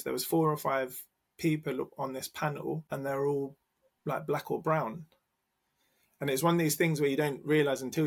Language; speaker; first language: English; native; English